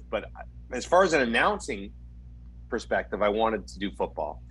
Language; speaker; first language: English; native; English